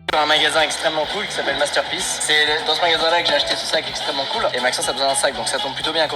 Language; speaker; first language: French; native; French